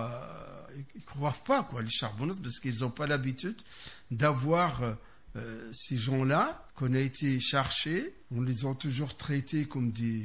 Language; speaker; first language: French; non-native, fluent; Arabic